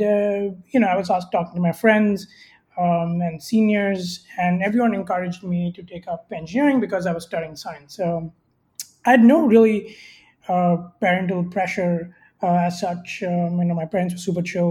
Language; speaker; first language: English; non-native, local second language; Hindi